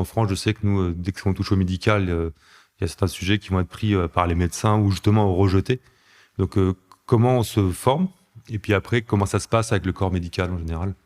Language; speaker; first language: French; native; French